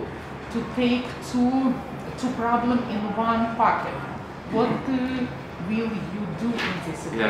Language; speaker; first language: English; non-native, learner; Russian